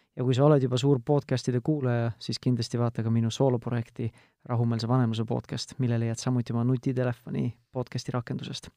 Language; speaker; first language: Estonian; native; Estonian